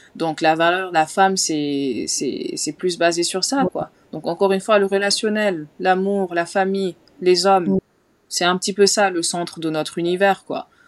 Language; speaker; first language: French; non-native, local second language; Wolof